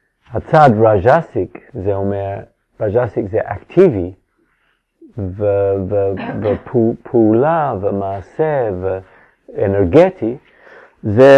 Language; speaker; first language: Hebrew; non-native, fluent; English